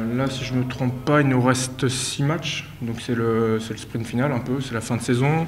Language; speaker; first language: French; native; French